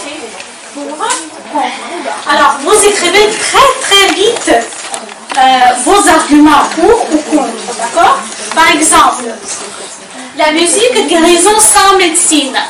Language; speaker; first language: French; non-native, fluent; Ukrainian